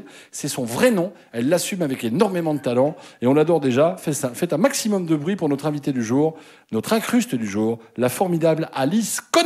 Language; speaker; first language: French; native; French